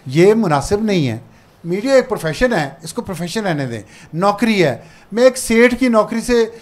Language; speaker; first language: Urdu; non-native, local second language; Punjabi